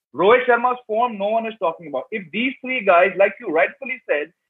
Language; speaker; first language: English; native; English